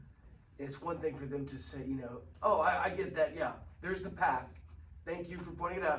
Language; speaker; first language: English; native; English